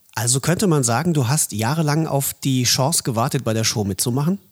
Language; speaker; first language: German; native; German